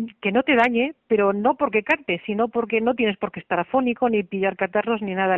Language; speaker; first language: Spanish; native; Spanish